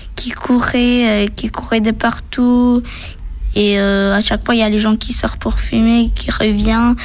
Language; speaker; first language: French; early bilingual, other home language; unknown